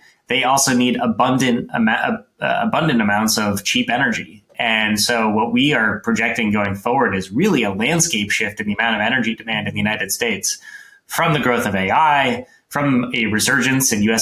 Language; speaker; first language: English; native; English